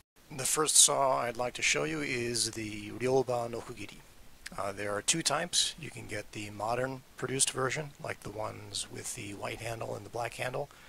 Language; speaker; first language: English; native; English